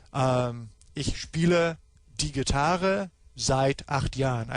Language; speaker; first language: German; non-native, fluent; English